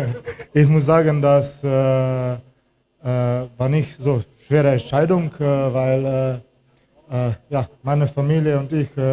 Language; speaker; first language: German; non-native, learner; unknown